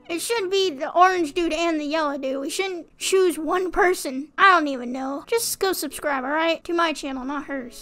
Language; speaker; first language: English; native; English